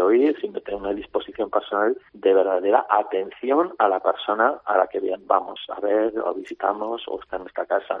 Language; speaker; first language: Spanish; native; Spanish